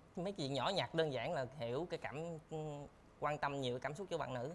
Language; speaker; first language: Vietnamese; native; Vietnamese